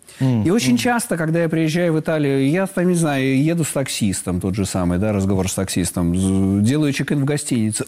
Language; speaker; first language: Russian; native; Russian